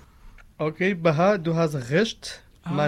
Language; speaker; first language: German; non-native, learner; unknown